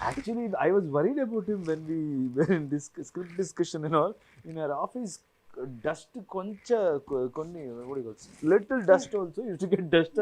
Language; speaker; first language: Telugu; non-native, fluent; Kannada